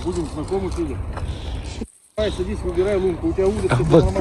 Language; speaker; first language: Russian; native; Russian